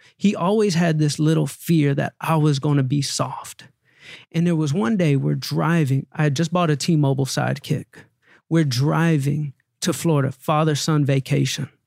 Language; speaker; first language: English; native; English